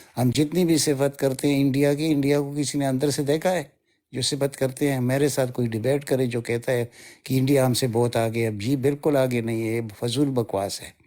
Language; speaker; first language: Urdu; non-native, local second language; Pashto